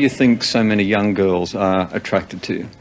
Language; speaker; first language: English; native; English